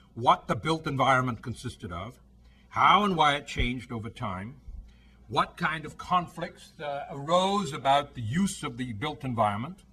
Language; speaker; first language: English; native; English